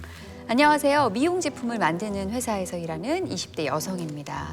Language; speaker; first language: Korean; native; Korean